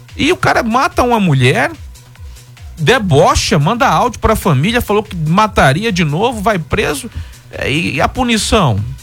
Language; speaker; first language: Portuguese; native; Portuguese